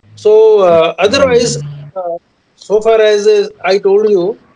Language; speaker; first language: English; non-native, local second language; Punjabi